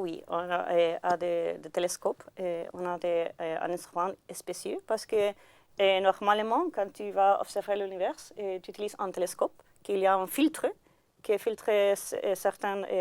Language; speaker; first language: French; non-native, learner; Spanish